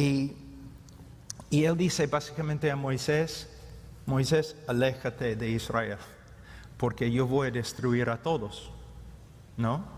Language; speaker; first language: Spanish; non-native, fluent; English